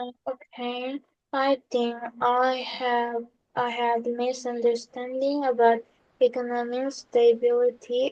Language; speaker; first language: English; non-native, learner; Korean